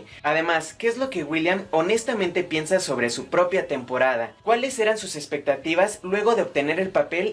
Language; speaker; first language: Spanish; native; Spanish